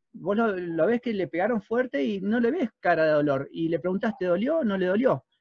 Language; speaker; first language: Spanish; native; Spanish